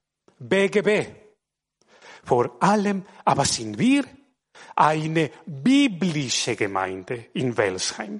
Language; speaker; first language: German; non-native, fluent; Spanish